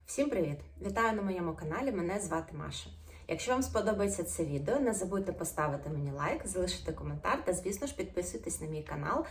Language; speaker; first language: Ukrainian; non-native, local second language; Russian